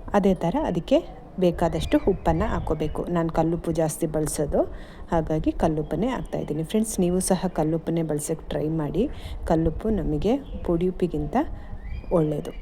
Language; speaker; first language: Kannada; native; Kannada